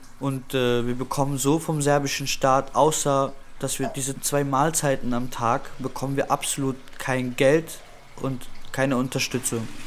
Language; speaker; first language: German; early bilingual, other home language; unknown